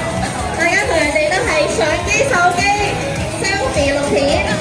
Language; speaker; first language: Cantonese; native; Cantonese